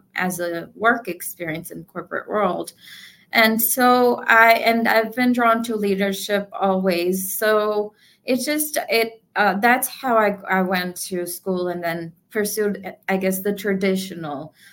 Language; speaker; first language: English; non-native, local second language; Gujarati